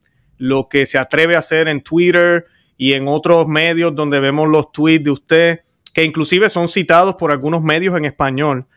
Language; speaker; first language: Spanish; native; Spanish